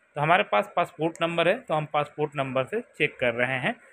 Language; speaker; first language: Hindi; native; Hindi